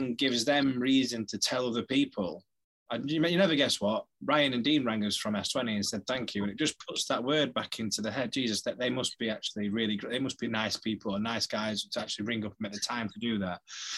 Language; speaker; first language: English; native; English